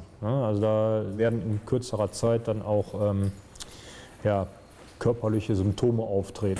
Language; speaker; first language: German; native; German